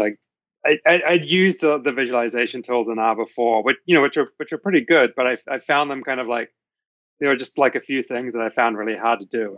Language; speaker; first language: English; native; English